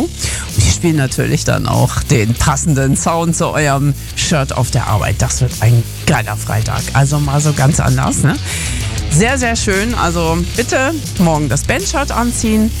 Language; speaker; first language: German; native; German